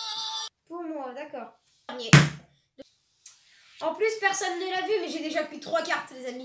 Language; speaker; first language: French; native; French